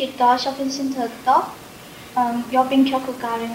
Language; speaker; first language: Japanese; non-native, learner; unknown